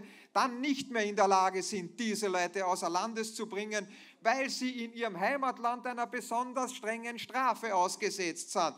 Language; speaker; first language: German; native; German